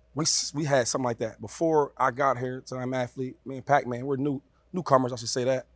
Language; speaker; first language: English; native; English